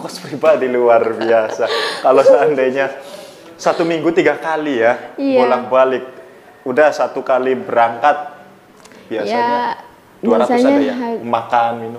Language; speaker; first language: Indonesian; native; Indonesian